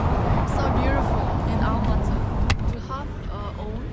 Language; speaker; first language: English; non-native, learner; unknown